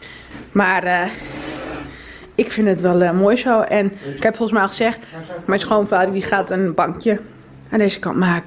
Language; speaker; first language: Dutch; native; Dutch